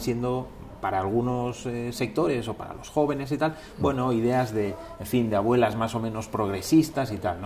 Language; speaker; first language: Spanish; native; Spanish